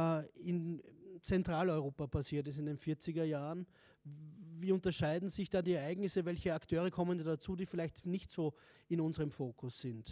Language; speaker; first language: German; native; German